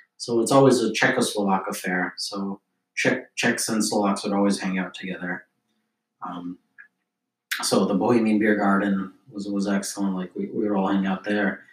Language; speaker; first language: English; early bilingual, other home language; Slovak